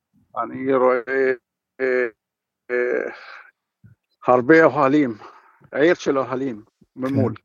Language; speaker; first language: Hebrew; non-native, fluent; Arabic